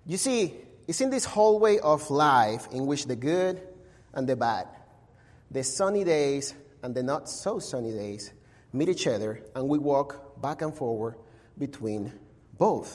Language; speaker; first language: English; non-native, fluent; Spanish